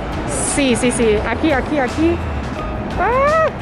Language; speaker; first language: Spanish; non-native, learner; English